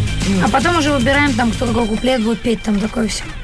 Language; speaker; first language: Russian; native; Russian